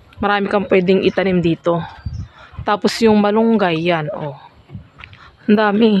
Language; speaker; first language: Filipino; non-native, local second language; Pangasinan